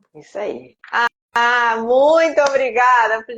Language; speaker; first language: Portuguese; non-native, fluent; Japanese